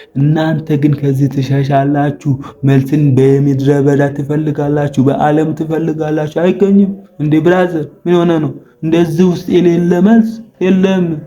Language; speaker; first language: Amharic; native; Amharic